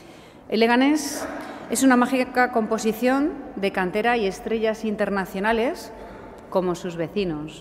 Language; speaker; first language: Spanish; native; Spanish